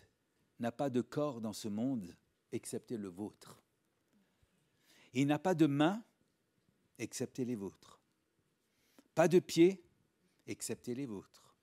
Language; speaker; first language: French; native; French